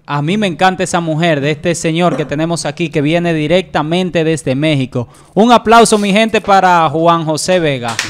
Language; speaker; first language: Spanish; native; Spanish